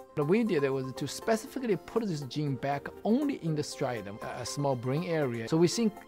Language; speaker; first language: English; non-native, fluent; Chinese